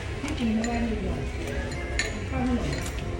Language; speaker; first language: Thai; native; Thai